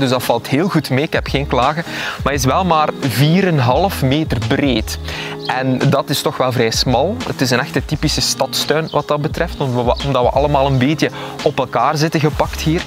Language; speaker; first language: Dutch; native; Dutch